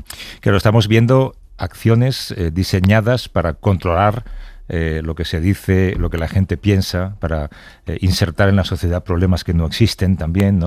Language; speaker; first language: Spanish; native; Spanish